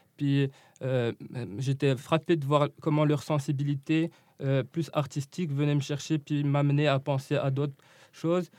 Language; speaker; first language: French; non-native, local second language; Arabic